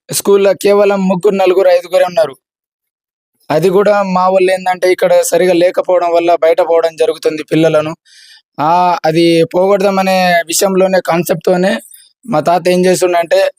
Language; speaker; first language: Telugu; non-native, local second language; Lambadi